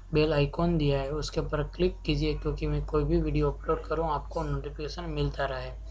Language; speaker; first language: Hindi; non-native, local second language; Gujarati